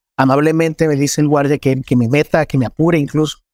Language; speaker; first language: Spanish; native; Spanish